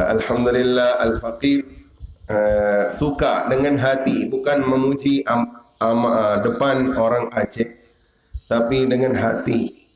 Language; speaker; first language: Indonesian; non-native, learner; Urdu